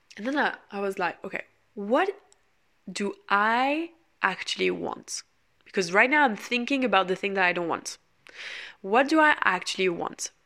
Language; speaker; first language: English; non-native, fluent; French